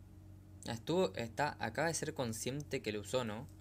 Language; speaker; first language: Spanish; native; Spanish